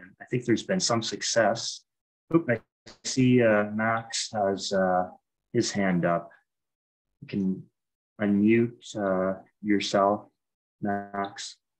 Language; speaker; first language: English; native; English